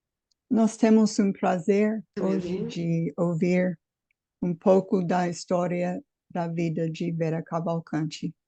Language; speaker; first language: Portuguese; non-native, fluent; English